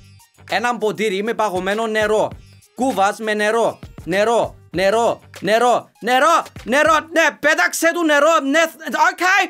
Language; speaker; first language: Greek; native; Greek